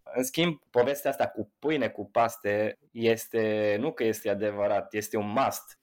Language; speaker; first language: Romanian; non-native, fluent; Italian